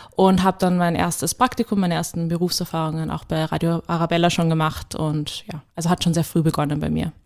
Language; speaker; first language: German; native; German